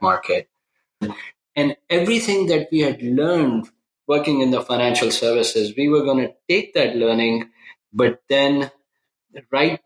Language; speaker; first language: English; non-native, local second language; Urdu